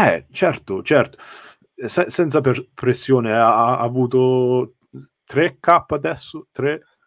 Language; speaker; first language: Italian; non-native, learner; English